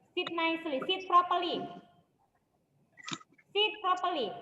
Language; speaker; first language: English; non-native, learner; Indonesian